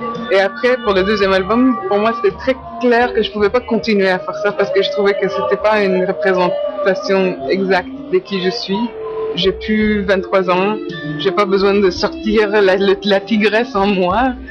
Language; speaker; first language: French; non-native, fluent; English